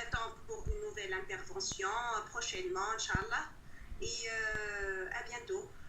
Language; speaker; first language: French; non-native, local second language; Arabic